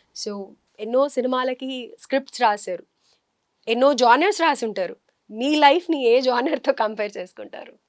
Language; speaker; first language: Telugu; native; Telugu